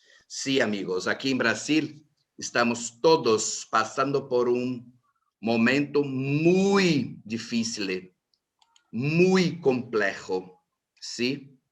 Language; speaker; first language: Spanish; non-native, fluent; Portuguese